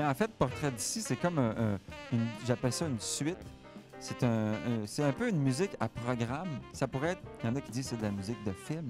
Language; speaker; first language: French; native; French